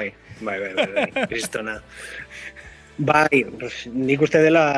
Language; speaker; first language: Basque; native; Basque